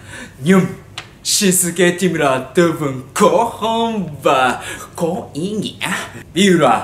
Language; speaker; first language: Vietnamese; non-native, learner; Japanese